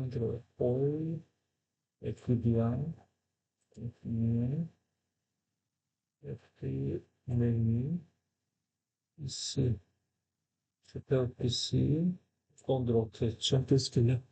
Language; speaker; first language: French; non-native, fluent; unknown